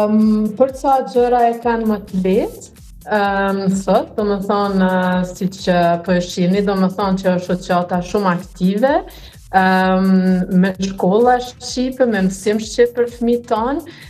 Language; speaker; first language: Albanian; early bilingual, heritage; Albanian